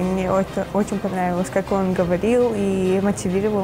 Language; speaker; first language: Russian; non-native, local second language; Uzbek